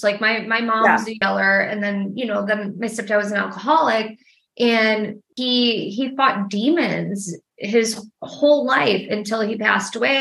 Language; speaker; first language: English; native; English